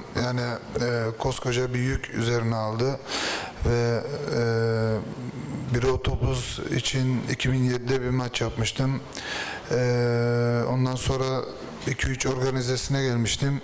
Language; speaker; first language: Turkish; early bilingual, heritage; Turkish